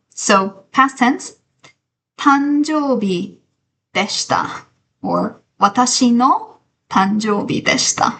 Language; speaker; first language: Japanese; non-native, fluent; English